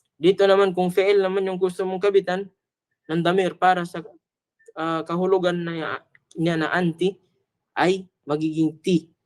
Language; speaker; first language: Filipino; native; Filipino